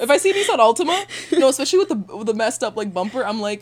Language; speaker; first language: English; early bilingual, other home language; Spanish